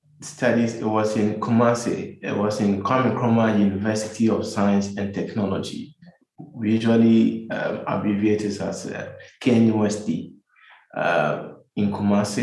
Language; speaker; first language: English; non-native, local second language; Akan